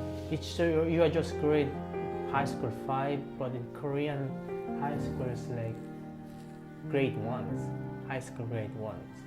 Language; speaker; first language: English; non-native, fluent; Korean